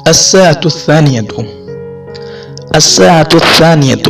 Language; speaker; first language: Arabic; non-native, fluent; Urdu